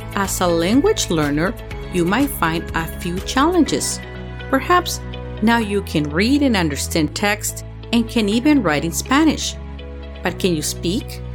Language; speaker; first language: English; early bilingual, other home language; Spanish